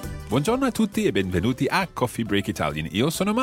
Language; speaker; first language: Italian; non-native, fluent; English